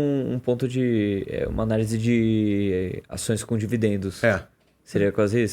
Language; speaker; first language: Portuguese; native; Portuguese